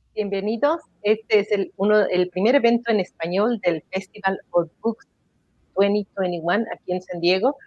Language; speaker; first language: Spanish; native; Spanish